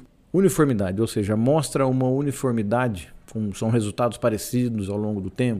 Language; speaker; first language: Portuguese; native; Portuguese